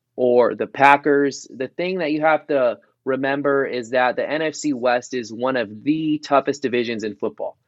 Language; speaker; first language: English; native; English